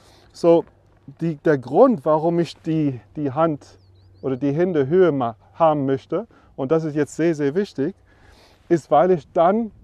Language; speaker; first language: German; non-native, fluent; English